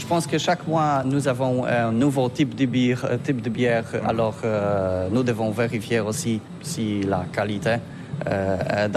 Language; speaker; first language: French; non-native, learner; Polish